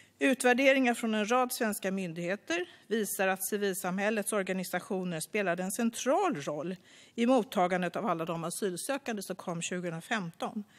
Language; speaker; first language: Swedish; native; Swedish